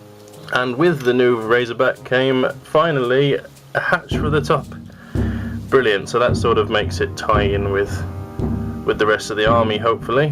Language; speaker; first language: English; native; English